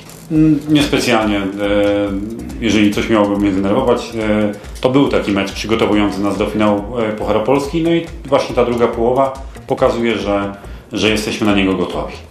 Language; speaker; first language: Polish; non-native, fluent; Swedish